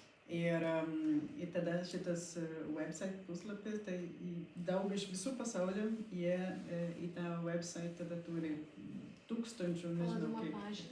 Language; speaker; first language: Lithuanian; non-native, learner; Portuguese